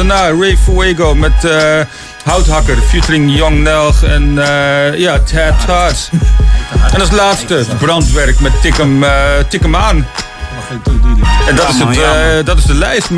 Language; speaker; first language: Dutch; native; Dutch